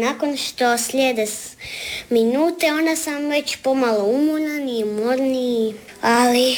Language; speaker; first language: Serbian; early bilingual, other home language; Spanish